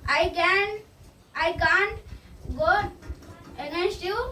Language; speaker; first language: English; non-native, local second language; Odia